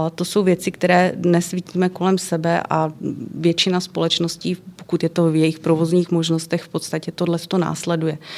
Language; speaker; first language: Czech; native; Czech